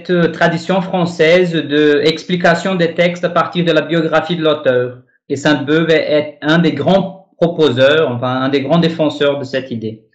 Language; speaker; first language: French; non-native, fluent; Portuguese